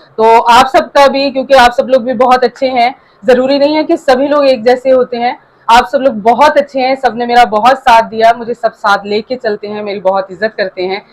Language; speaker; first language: Urdu; non-native, local second language; Saraiki